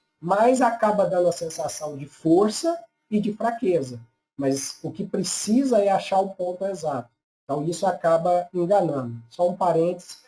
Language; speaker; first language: Portuguese; native; Portuguese